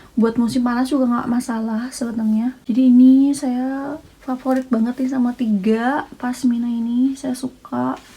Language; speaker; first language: Indonesian; native; Indonesian